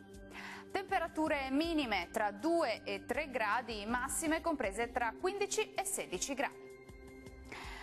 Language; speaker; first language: Italian; native; Italian